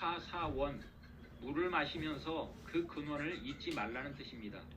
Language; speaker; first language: Korean; native; Korean